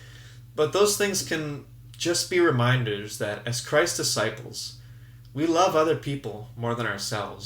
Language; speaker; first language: English; native; English